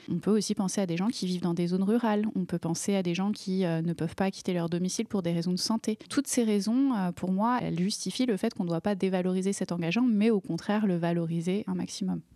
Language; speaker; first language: French; native; French